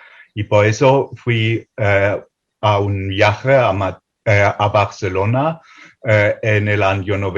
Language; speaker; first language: Spanish; non-native, fluent; German